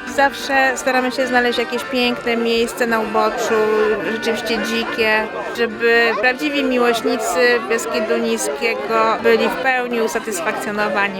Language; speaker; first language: Polish; native; Polish